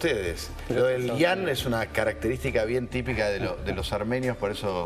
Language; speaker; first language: Spanish; native; Spanish